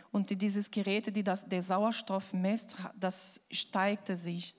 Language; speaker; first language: German; non-native, fluent; Portuguese